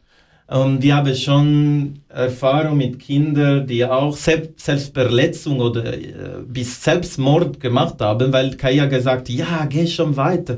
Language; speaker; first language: German; non-native, learner; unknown